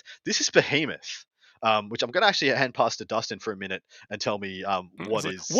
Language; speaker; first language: English; native; English